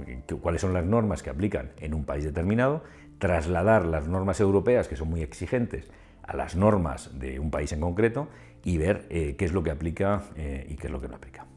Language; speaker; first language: Spanish; native; Spanish